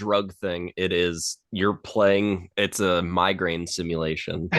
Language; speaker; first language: English; native; English